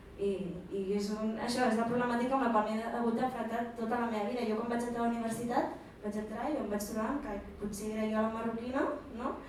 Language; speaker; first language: Catalan; early bilingual, other home language; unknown